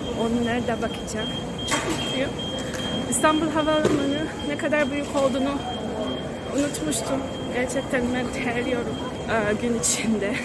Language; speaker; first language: Turkish; non-native, learner; Kinyarwanda